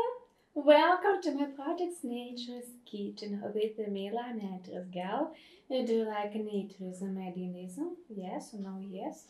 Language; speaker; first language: English; non-native, learner; Russian